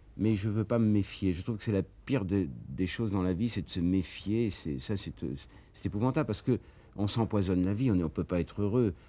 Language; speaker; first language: French; native; French